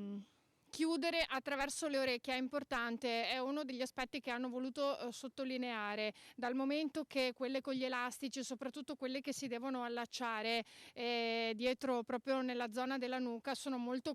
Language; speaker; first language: Italian; native; Italian